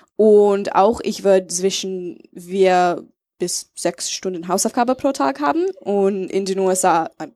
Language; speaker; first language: German; non-native, fluent; English